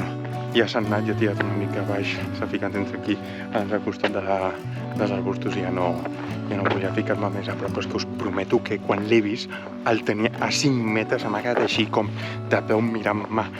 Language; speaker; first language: Catalan; native; Catalan